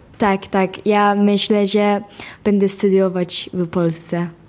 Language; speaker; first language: Polish; non-native, learner; Japanese